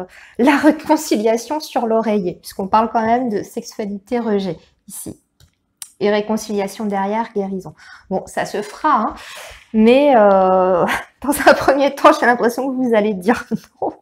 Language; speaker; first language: French; native; French